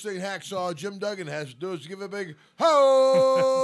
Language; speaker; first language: English; native; English